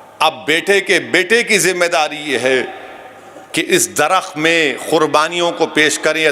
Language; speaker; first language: Urdu; native; Urdu